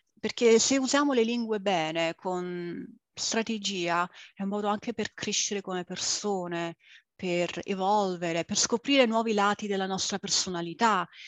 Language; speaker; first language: Italian; early bilingual, other home language; English